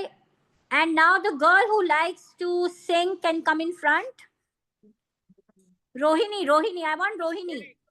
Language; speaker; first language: English; non-native, fluent; Hindi